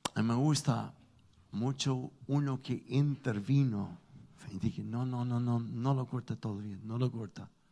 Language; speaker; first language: Spanish; non-native, fluent; English